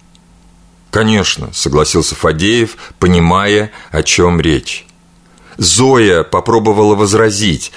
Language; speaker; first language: Russian; native; Russian